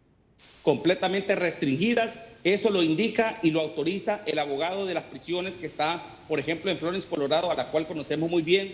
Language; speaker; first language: Spanish; native; Spanish